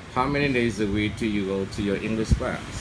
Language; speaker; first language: English; non-native, fluent; Vietnamese